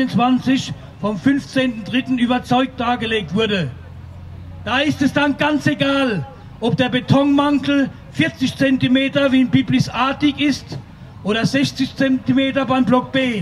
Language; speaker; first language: German; native; German